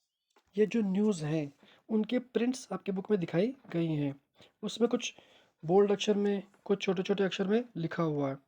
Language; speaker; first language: Hindi; native; Hindi